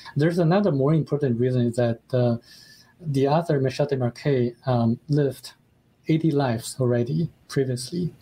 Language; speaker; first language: English; non-native, fluent; Chinese